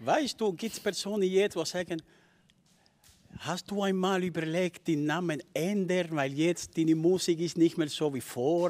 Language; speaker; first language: German; non-native, fluent; Spanish